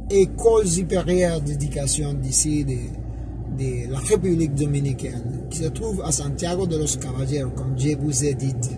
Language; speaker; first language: French; non-native, fluent; Spanish